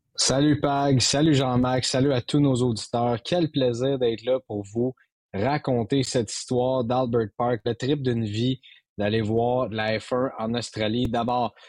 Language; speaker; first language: French; native; French